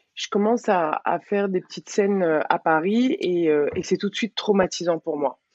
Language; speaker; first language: French; early bilingual, other home language; Arabic